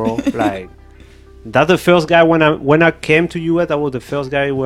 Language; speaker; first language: English; non-native, fluent; French